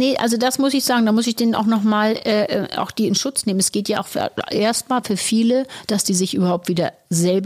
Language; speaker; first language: German; native; German